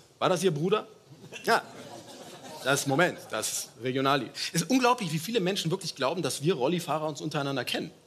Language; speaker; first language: German; early bilingual, other home language; Turkish